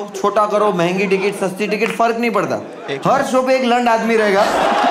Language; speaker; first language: Hindi; non-native, local second language; Gujarati